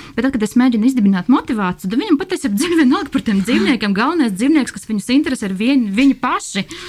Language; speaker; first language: Latvian; non-native, local second language; Russian